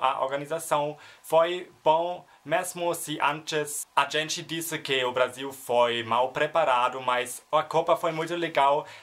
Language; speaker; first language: Portuguese; non-native, learner; German